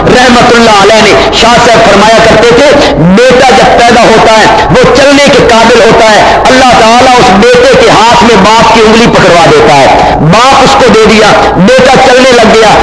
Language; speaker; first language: Urdu; non-native, local second language; Punjabi